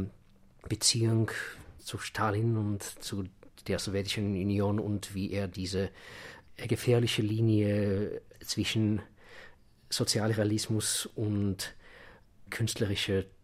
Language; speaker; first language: German; non-native, fluent; Russian